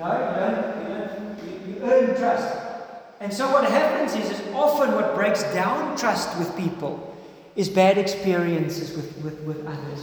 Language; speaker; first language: English; non-native, local second language; Afrikaans